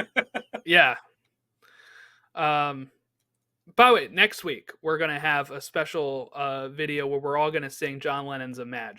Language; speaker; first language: English; native; English